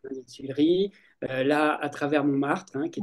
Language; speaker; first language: French; native; French